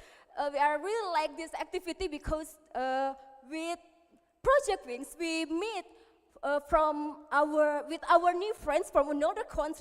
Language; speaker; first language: English; non-native, learner; Indonesian